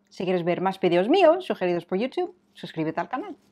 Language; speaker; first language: Spanish; non-native, fluent; English